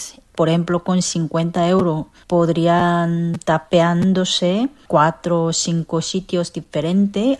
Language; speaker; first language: Spanish; non-native, fluent; Korean